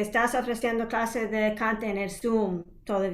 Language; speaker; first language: Spanish; non-native, fluent; English